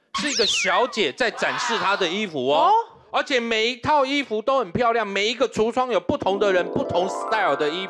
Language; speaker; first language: Chinese; native; Chinese